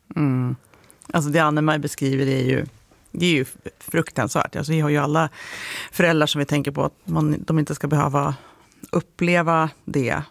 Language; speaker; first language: Swedish; native; Swedish